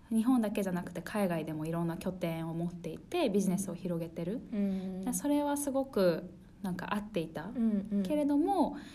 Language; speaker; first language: Japanese; early bilingual, other home language; Chinese